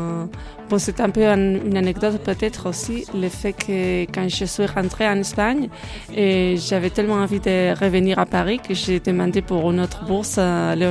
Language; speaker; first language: French; non-native, fluent; Spanish